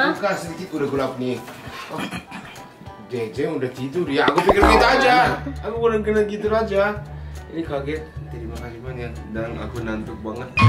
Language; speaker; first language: Indonesian; non-native, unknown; Japanese